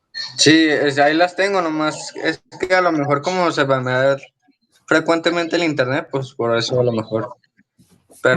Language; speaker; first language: Spanish; native; Spanish